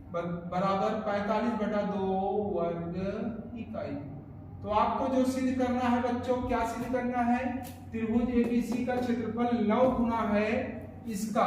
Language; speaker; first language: Hindi; native; Hindi